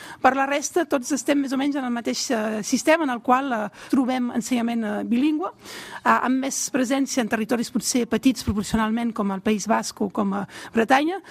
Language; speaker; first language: Catalan; non-native, local second language; French